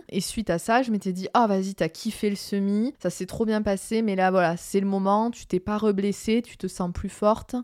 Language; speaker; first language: French; native; French